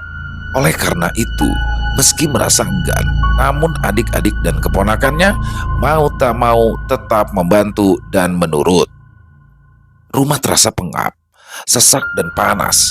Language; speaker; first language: Indonesian; native; Indonesian